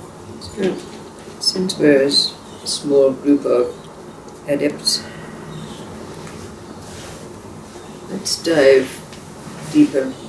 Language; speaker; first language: English; native; English